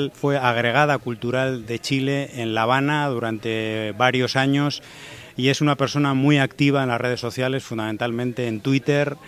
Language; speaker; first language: Spanish; native; Spanish